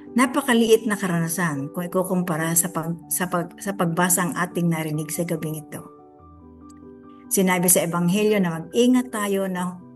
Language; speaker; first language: Filipino; native; Filipino